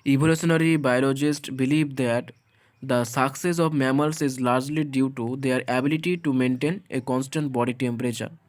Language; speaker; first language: English; non-native, local second language; Bangla